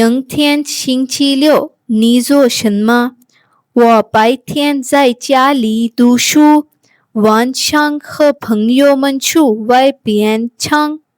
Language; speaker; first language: Chinese; non-native, fluent; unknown